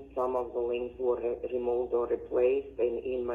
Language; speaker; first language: English; non-native, fluent; Latvian